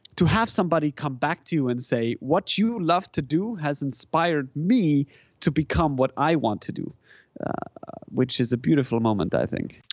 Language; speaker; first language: English; non-native, fluent; German